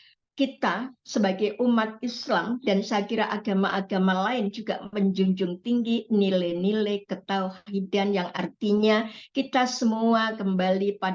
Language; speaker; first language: Indonesian; native; Indonesian